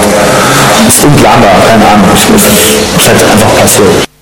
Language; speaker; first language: German; native; German